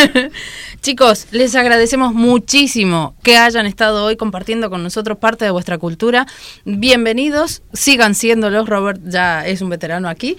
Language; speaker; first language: Spanish; native; Spanish